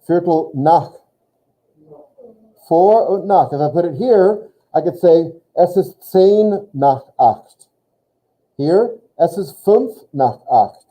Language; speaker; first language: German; non-native, fluent; English